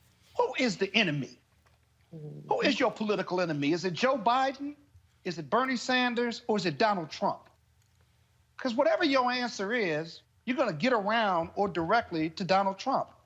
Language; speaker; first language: English; native; English